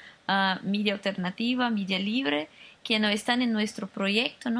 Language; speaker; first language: Spanish; non-native, local second language; Portuguese